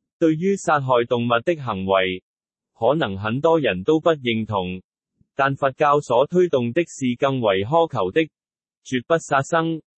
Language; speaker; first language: Chinese; non-native, local second language; Cantonese